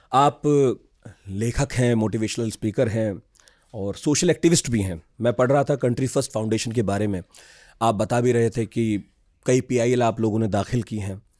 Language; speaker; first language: Hindi; native; Hindi